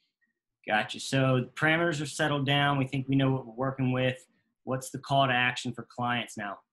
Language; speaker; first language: English; native; English